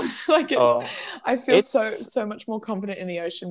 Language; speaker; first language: English; native; English